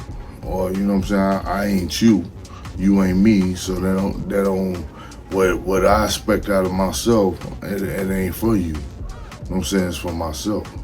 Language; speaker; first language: English; native; English